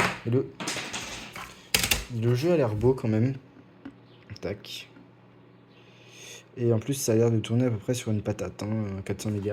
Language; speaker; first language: French; native; French